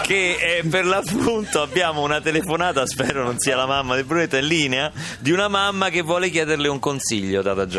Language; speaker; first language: Italian; native; Italian